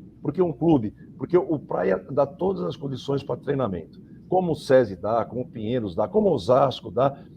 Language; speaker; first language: Portuguese; native; Portuguese